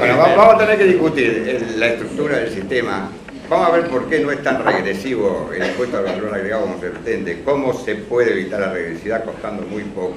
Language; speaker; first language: Spanish; native; Spanish